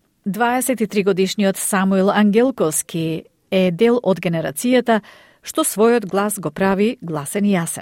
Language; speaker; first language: Macedonian; native; Macedonian